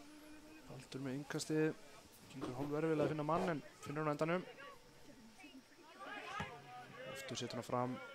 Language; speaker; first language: Icelandic; native; Icelandic